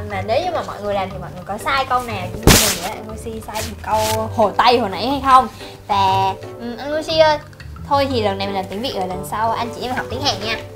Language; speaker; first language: Vietnamese; native; Vietnamese